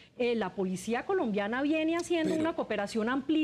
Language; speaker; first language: Spanish; native; Spanish